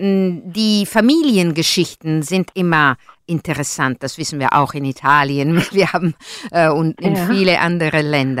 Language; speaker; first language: German; non-native, learner; Italian